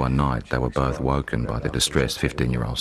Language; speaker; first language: English; native; English